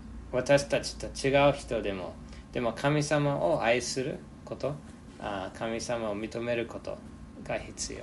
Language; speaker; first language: Japanese; non-native, fluent; English